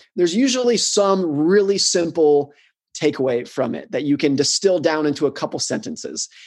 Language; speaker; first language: English; native; English